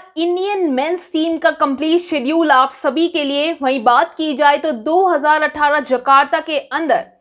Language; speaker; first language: Hindi; native; Hindi